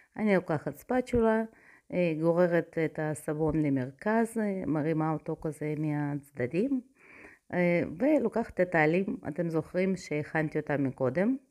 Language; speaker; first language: Hebrew; non-native, fluent; Russian